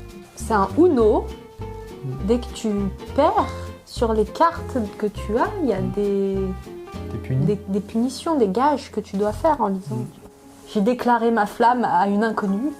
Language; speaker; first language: French; native; French